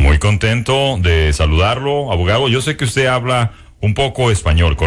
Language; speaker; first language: Spanish; native; Spanish